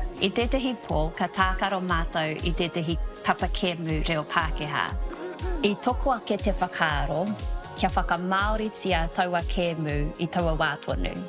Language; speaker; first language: Māori; non-native, local second language; English